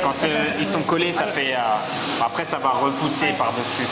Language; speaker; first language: French; native; French